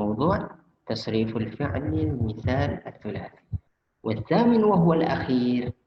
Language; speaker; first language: Arabic; non-native, fluent; Indonesian